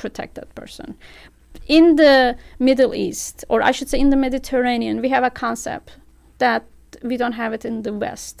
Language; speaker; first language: English; non-native, fluent; Turkish